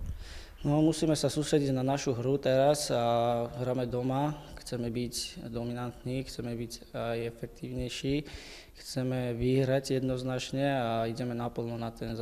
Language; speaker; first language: Slovak; non-native, learner; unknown